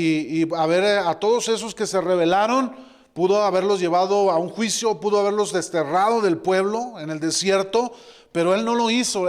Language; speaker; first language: Spanish; native; Spanish